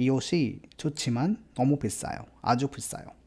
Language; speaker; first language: Korean; non-native, fluent; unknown